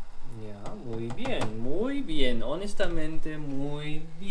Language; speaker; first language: Spanish; non-native, learner; German